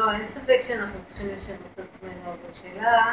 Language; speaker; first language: Hebrew; native; Hebrew